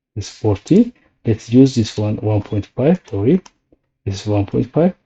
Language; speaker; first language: English; non-native, local second language; Amharic